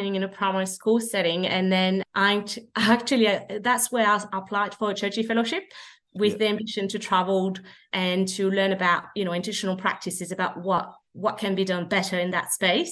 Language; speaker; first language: English; non-native, fluent; French